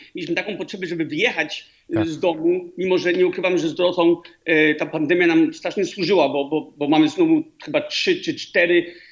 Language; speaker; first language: Polish; early bilingual, heritage; Polish